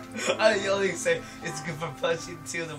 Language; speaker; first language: English; native; English